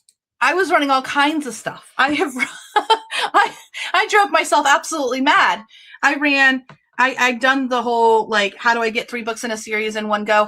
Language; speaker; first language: English; native; English